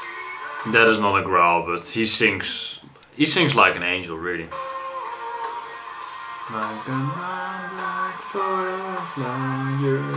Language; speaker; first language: English; non-native, fluent; Dutch